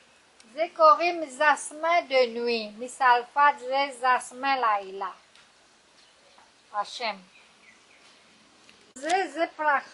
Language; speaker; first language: Hebrew; non-native, learner; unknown